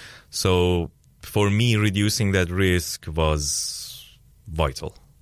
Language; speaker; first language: English; non-native, fluent; Persian